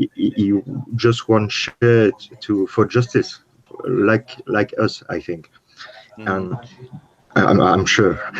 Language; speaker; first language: English; non-native, learner; French